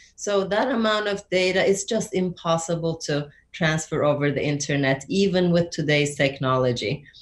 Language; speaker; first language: English; non-native, fluent; Turkish